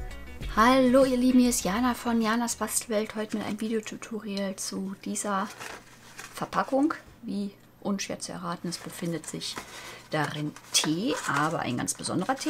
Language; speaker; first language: German; native; German